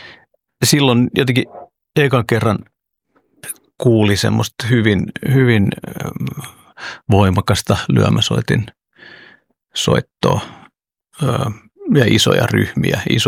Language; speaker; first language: Finnish; early bilingual, other home language; Oromo